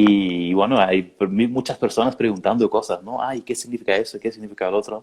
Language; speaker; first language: Spanish; non-native, fluent; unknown